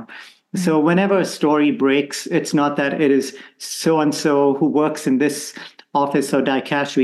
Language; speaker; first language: English; non-native, local second language; Konkani